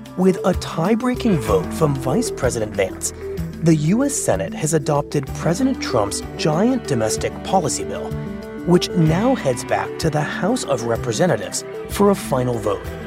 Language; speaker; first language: English; native; English